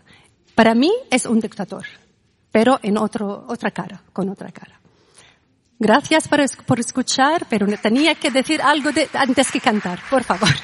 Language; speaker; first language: Spanish; non-native, learner; Arabic